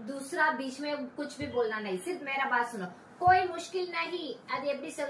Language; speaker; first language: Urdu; non-native, local second language; Tamil